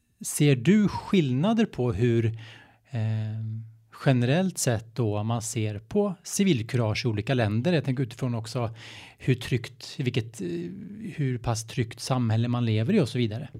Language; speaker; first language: Swedish; native; Swedish